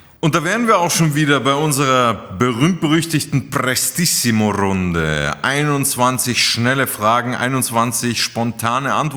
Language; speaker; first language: German; native; German